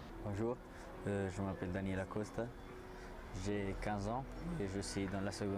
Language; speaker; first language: French; non-native, fluent; Spanish